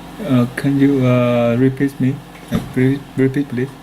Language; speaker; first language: English; non-native, learner; Vietnamese